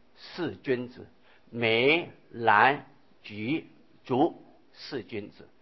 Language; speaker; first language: Chinese; non-native, local second language; Hakka Chinese